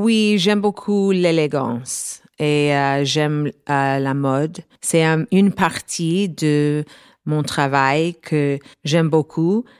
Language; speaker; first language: French; non-native, learner; English